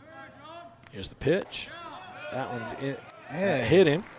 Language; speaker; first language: English; native; English